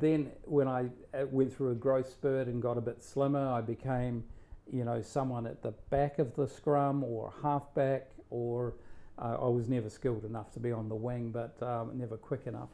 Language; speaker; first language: English; native; English